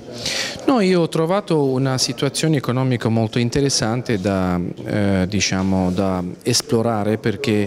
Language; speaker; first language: Italian; non-native, fluent; Azerbaijani